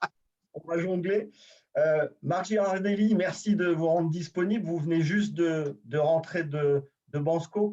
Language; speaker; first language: French; native; French